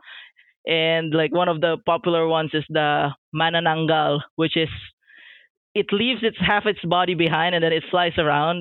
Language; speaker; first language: English; non-native, local second language; Filipino